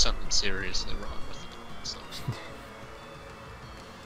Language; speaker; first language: English; native; English